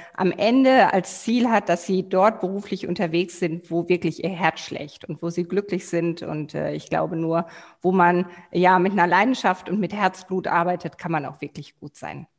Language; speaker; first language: German; native; German